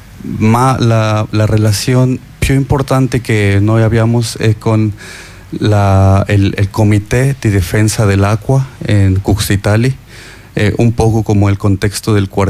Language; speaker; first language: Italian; non-native, learner; Spanish